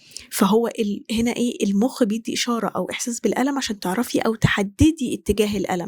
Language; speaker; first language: Arabic; native; Arabic